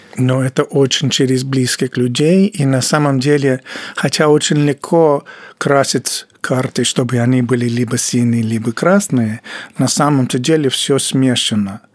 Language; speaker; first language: Russian; non-native, fluent; English